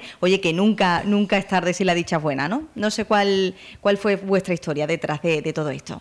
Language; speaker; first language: Spanish; native; Spanish